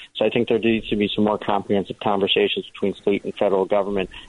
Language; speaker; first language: English; early bilingual, other home language; Hindi